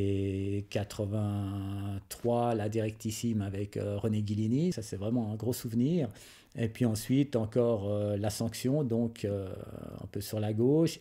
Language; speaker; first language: French; native; French